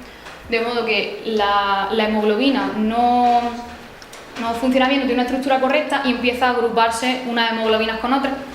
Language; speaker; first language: Spanish; native; Spanish